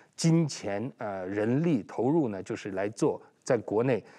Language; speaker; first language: Chinese; non-native, local second language; Uyghur